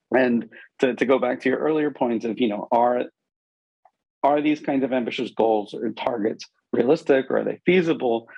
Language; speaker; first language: English; non-native, local second language; Urdu